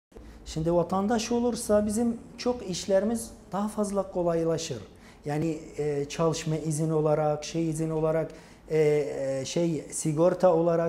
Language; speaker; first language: Turkish; non-native, fluent; Arabic